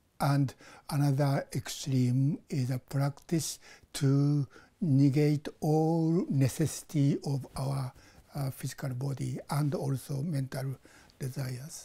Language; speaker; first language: English; non-native, fluent; Japanese